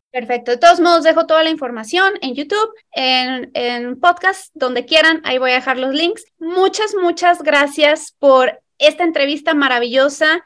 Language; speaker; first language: Spanish; native; Spanish